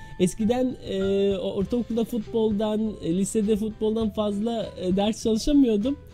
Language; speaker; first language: Turkish; early bilingual, heritage; Turkish